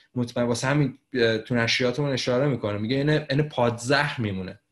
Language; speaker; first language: Persian; native; Persian